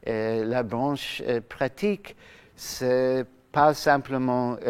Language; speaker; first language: French; non-native, fluent; English